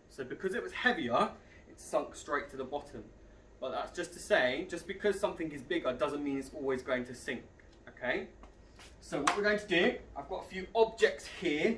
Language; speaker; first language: English; native; English